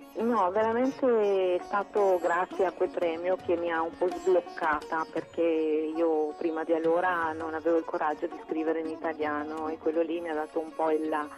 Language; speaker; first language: Italian; non-native, fluent; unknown